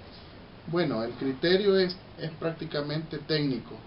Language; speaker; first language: Spanish; native; Spanish